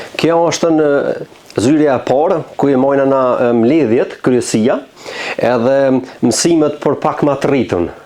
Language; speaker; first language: Albanian; native; Albanian